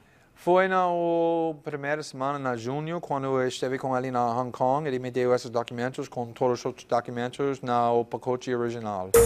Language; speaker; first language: Portuguese; non-native, fluent; English